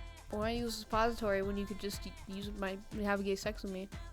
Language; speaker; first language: English; native; English